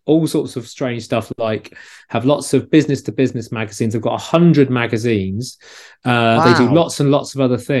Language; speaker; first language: English; native; English